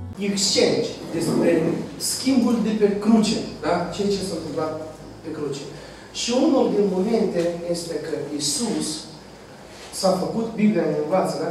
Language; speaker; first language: Romanian; non-native, fluent; Russian